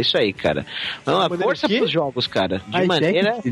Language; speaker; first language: Portuguese; native; Portuguese